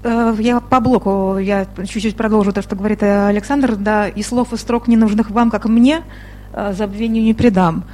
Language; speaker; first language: Russian; native; Russian